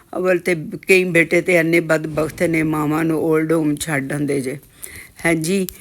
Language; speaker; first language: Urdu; non-native, local second language; Punjabi